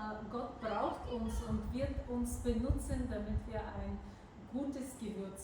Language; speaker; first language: German; non-native, fluent; Bulgarian